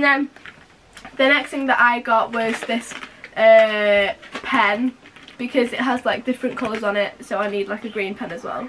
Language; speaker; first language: English; native; English